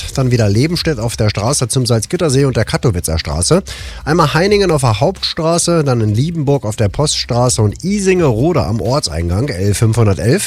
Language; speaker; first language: German; native; German